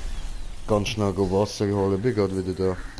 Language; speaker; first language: German; native; German